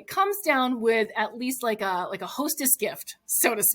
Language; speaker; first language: English; native; English